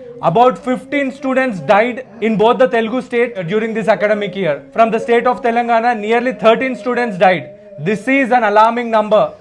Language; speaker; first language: English; non-native, local second language; Telugu